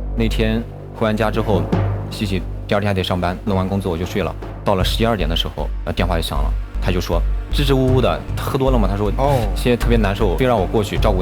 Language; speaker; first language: Chinese; native; Chinese